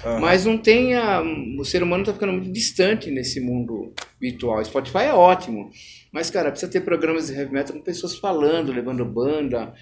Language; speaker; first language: Portuguese; native; Portuguese